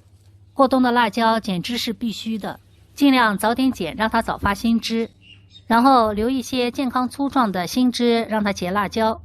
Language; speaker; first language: Chinese; native; Chinese